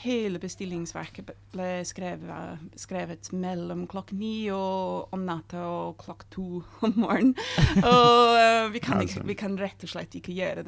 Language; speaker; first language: Norwegian; non-native, fluent; English